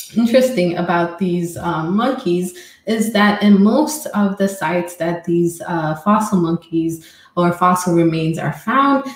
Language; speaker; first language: English; non-native, fluent; Amharic